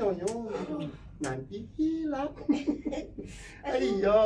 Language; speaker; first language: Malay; non-native, local second language; Cantonese